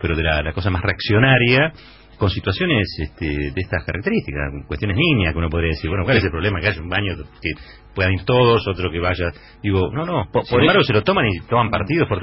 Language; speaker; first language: Spanish; native; Spanish